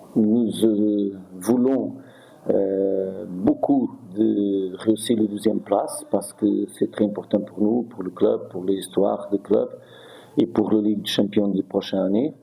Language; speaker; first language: French; non-native, fluent; Portuguese